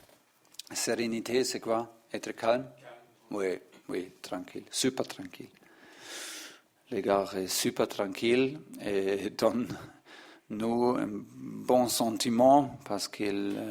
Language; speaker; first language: French; non-native, learner; German